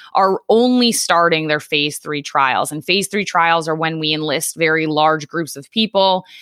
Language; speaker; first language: English; native; English